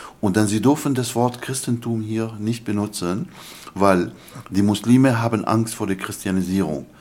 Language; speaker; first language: German; non-native, fluent; Arabic